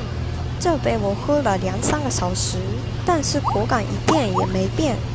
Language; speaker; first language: Chinese; non-native, learner; Japanese